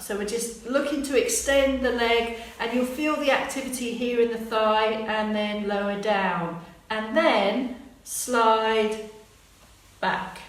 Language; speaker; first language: English; native; English